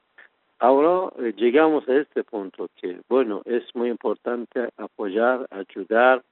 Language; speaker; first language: Spanish; non-native, fluent; Persian